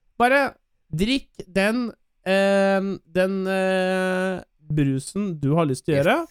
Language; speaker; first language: Norwegian; native; Norwegian